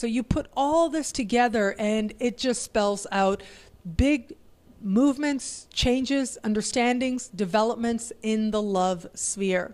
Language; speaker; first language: English; native; English